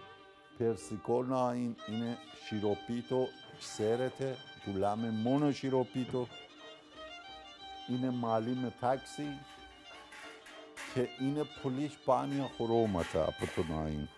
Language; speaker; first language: Greek; non-native, learner; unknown